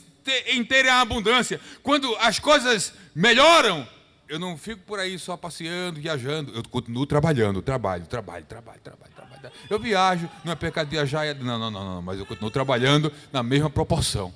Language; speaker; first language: Portuguese; native; Portuguese